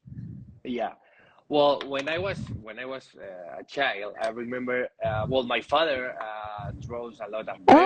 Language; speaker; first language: English; non-native, learner; Spanish